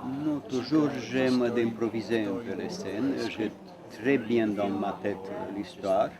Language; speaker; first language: French; non-native, fluent; Romanian